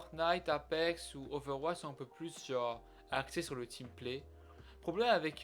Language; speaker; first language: French; native; French